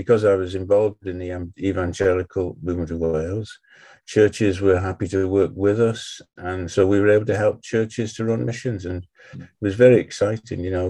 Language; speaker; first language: English; native; English